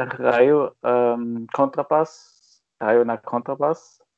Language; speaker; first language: Czech; non-native, learner; German